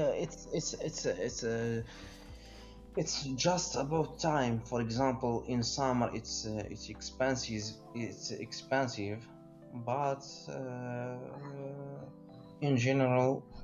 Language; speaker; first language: English; non-native, learner; Arabic